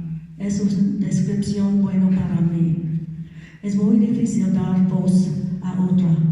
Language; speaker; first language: Spanish; non-native, learner; English